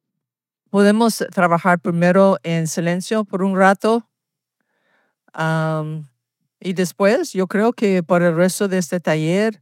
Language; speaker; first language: Spanish; early bilingual, heritage; Spanish